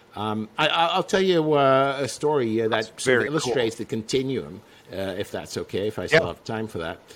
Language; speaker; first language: English; non-native, fluent; Dutch